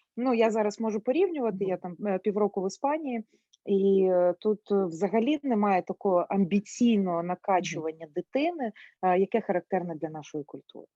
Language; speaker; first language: Ukrainian; non-native, local second language; Russian